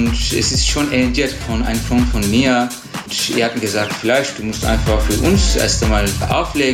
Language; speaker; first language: German; non-native, learner; Turkish